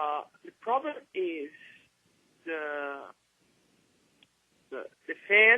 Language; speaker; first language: English; non-native, learner; Portuguese